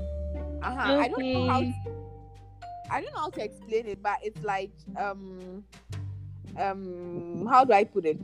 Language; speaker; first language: English; non-native, local second language; Akan